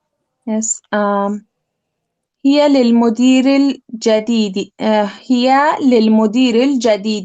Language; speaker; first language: Arabic; non-native, learner; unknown